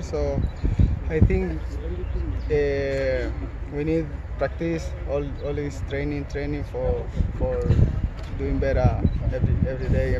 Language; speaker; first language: English; non-native, learner; Spanish